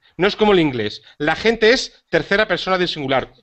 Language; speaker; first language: Spanish; native; Spanish